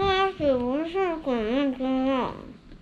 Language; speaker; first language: Chinese; native; Chinese